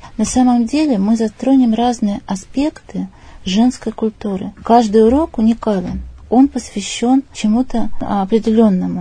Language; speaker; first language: Russian; native; Russian